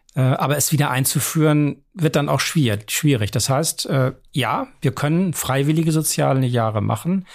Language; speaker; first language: German; native; German